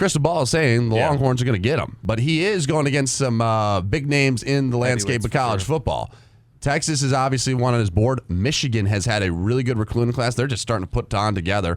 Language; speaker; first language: English; native; English